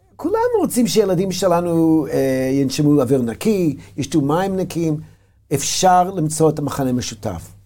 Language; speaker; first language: Hebrew; non-native, fluent; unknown